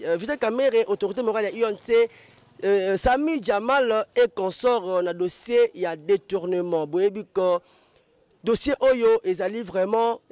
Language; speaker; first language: Lingala; native; Lingala